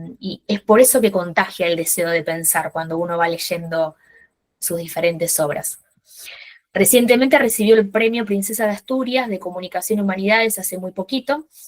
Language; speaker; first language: Spanish; native; Spanish